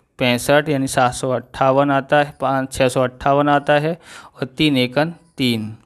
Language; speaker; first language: Hindi; non-native, local second language; Gujarati